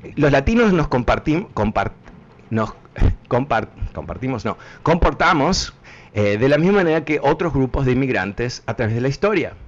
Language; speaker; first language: Spanish; early bilingual, heritage; Spanish